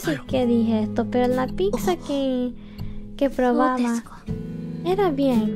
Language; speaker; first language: Spanish; early bilingual, heritage; English